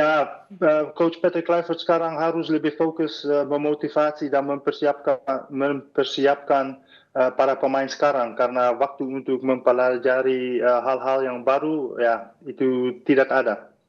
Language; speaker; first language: Indonesian; non-native, fluent; Dutch